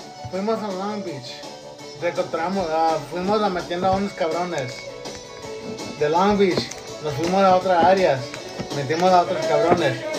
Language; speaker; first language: Spanish; early bilingual, heritage; Spanish